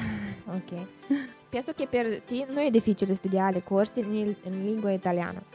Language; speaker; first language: Italian; non-native, learner; Romanian